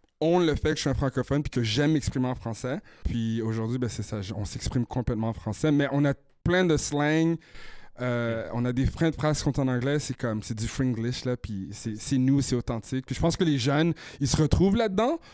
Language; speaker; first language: French; native; French